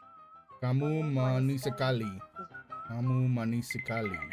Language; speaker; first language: Indonesian; non-native, learner; English